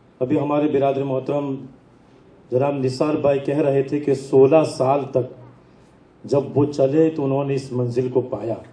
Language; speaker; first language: Urdu; native; Urdu